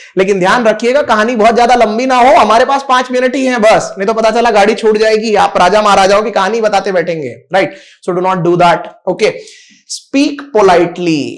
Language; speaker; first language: Hindi; non-native, local second language; Marathi